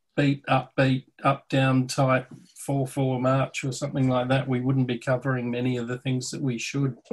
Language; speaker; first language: English; native; English